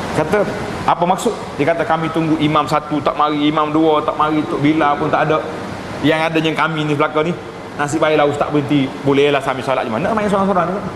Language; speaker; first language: Malay; native; Malay